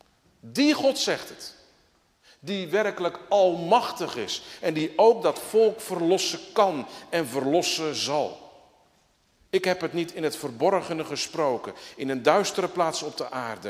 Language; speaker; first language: Dutch; native; Dutch